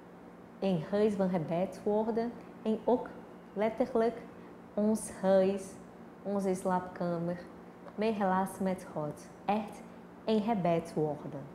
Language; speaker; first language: Dutch; non-native, fluent; Portuguese